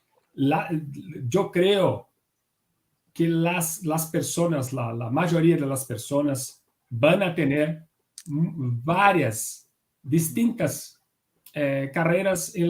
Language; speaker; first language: Spanish; non-native, fluent; Portuguese